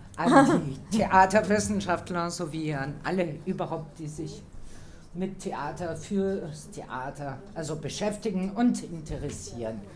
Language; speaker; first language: German; non-native, fluent; French